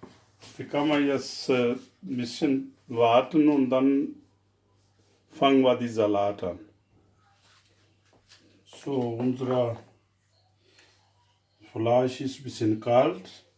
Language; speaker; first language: German; non-native, fluent; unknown